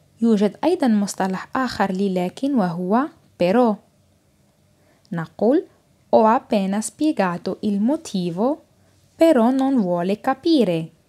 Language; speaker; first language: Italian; non-native, fluent; Arabic